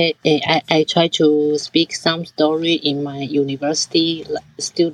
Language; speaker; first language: English; non-native, learner; Chinese